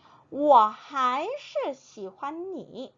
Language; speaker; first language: Chinese; non-native, fluent; Korean